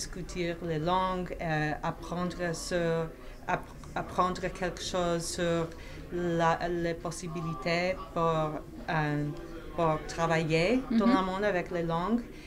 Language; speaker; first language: French; non-native, fluent; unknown